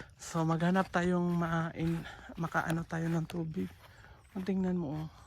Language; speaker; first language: Filipino; non-native, local second language; Cebuano